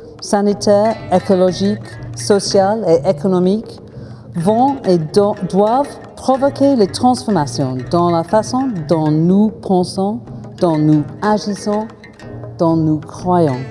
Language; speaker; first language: French; non-native, fluent; English